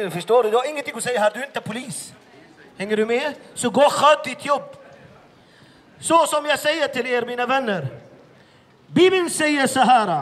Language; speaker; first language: Swedish; non-native, fluent; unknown